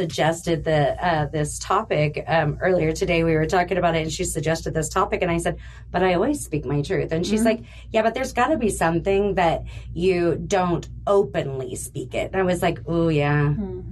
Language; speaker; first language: English; native; English